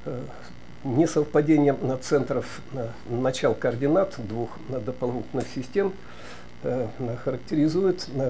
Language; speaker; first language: Russian; native; Russian